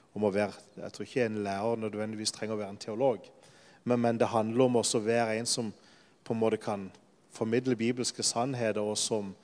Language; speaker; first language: Norwegian; native; Norwegian